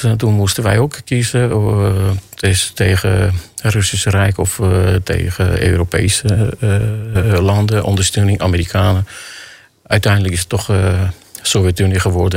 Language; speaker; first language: Dutch; non-native, fluent; Armenian